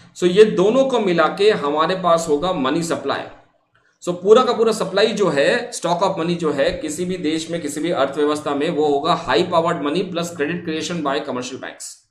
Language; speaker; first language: Hindi; non-native, local second language; Bangla